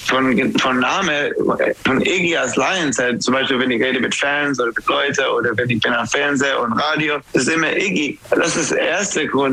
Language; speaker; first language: German; non-native, fluent; English